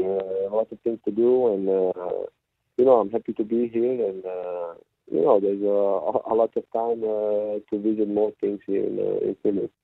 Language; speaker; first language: English; non-native, fluent; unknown